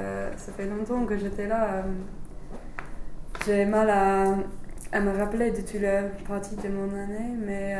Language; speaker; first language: French; non-native, fluent; English